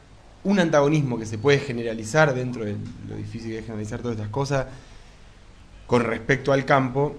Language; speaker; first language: Spanish; native; Spanish